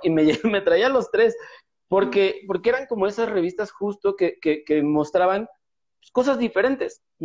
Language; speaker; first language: Spanish; native; Spanish